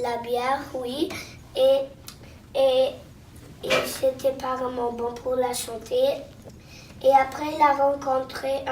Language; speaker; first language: French; non-native, local second language; English